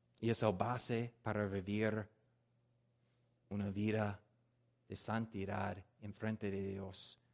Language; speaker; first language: Spanish; non-native, learner; English